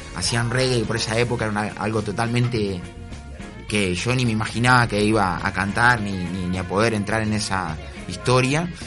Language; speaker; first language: Spanish; native; Spanish